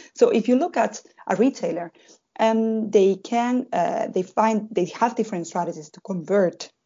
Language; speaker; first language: English; non-native, fluent; Spanish